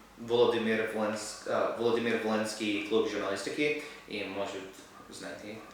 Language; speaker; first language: Ukrainian; non-native, learner; English